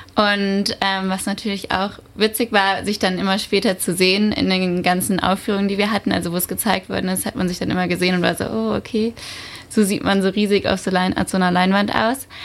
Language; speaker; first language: German; native; German